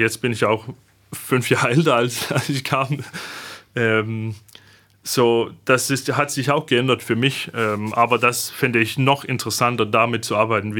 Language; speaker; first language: German; non-native, fluent; Danish